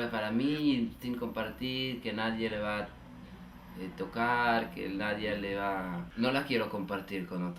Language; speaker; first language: Spanish; non-native, fluent; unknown